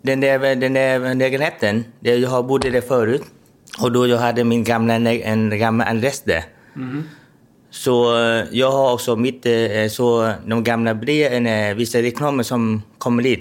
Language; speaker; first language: Swedish; non-native, fluent; Vietnamese